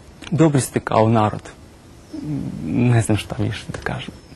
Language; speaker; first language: Croatian; non-native, fluent; Russian